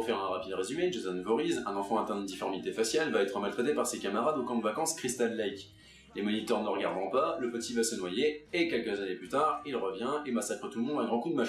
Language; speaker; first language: French; native; French